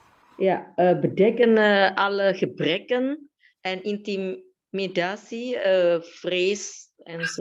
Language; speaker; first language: Dutch; non-native, fluent; Indonesian